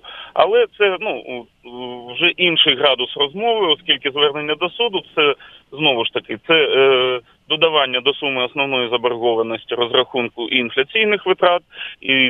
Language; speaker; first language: Ukrainian; native; Ukrainian